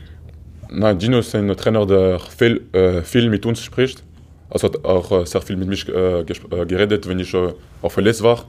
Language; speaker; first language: German; non-native, fluent; Portuguese